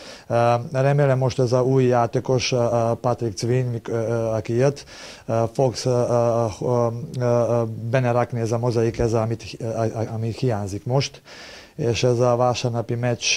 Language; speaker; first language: Hungarian; non-native, learner; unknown